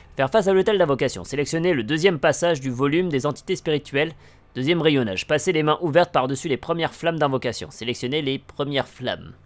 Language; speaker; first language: French; native; French